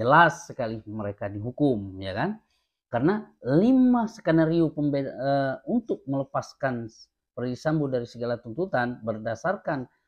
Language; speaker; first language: Indonesian; native; Indonesian